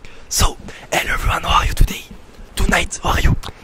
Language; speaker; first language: English; non-native, learner; French